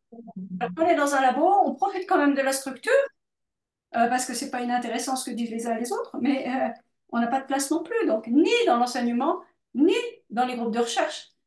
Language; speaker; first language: French; native; French